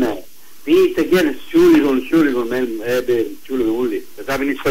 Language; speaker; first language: German; non-native, learner; Italian